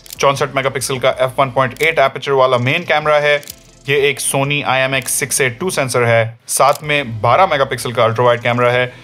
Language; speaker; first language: Urdu; native; Urdu